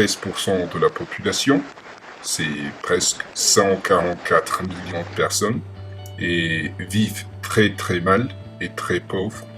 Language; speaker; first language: French; non-native, learner; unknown